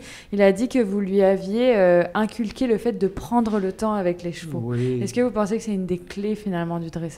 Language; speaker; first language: French; native; French